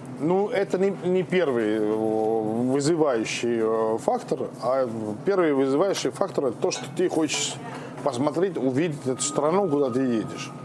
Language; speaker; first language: Russian; non-native, fluent; Finnish